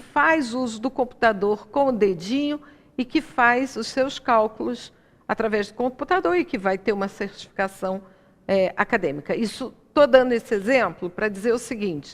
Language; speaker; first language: Portuguese; native; Portuguese